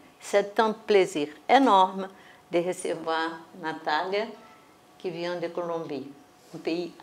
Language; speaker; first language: French; non-native, fluent; Portuguese